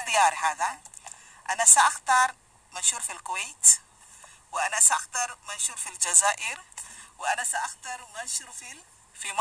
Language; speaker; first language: Arabic; non-native, fluent; Malay